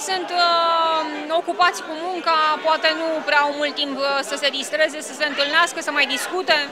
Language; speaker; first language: Romanian; native; Romanian